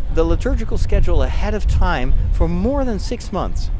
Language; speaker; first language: English; non-native, fluent; Dutch